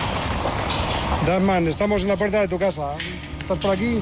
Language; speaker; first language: Spanish; native; Spanish